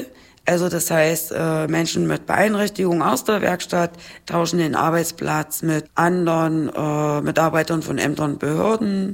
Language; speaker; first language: German; native; German